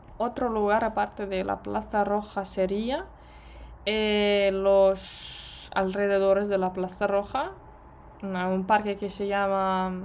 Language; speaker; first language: Spanish; non-native, fluent; Russian